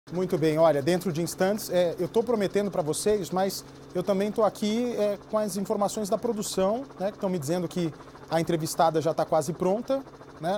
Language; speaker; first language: Portuguese; native; Portuguese